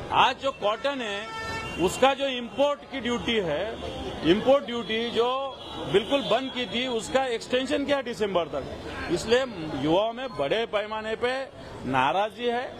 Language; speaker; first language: Hindi; non-native, local second language; Marathi